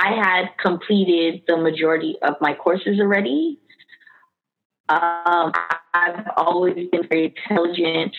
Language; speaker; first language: English; native; English